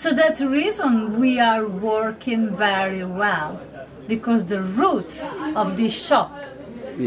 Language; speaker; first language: English; non-native, learner; Italian